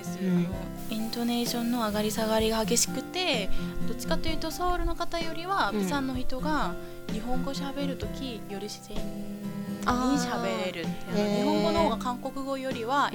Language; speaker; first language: Japanese; non-native, fluent; Korean